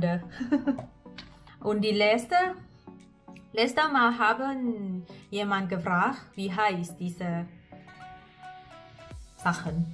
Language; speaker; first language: German; non-native, learner; Thai